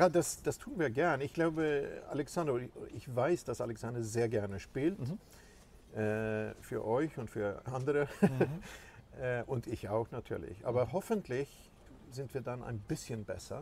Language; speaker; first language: German; non-native, fluent; Swedish